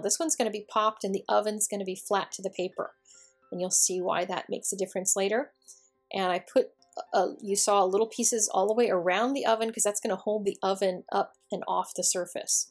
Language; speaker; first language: English; native; English